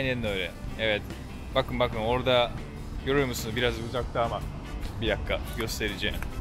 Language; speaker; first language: Turkish; non-native, fluent; Japanese